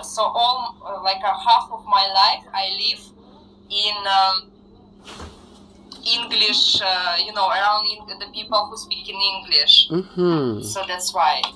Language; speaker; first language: English; non-native, fluent; Russian